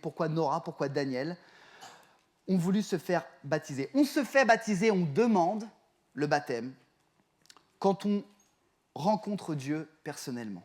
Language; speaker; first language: French; native; French